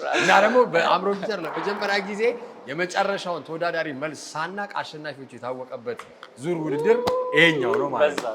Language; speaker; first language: Amharic; native; Amharic